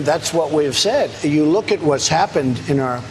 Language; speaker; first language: English; native; English